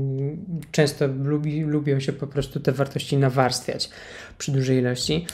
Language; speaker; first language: Polish; native; Polish